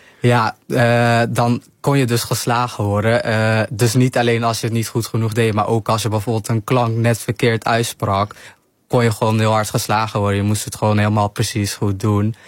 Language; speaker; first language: Dutch; early bilingual, other home language; Somali